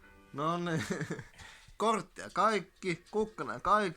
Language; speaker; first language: Finnish; non-native, learner; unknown